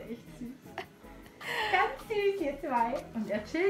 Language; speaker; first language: German; native; German